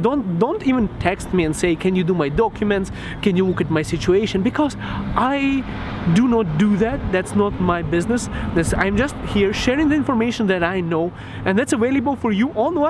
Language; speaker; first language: English; non-native, local second language; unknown